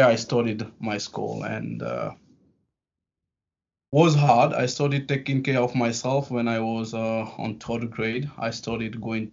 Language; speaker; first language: English; non-native, fluent; Fula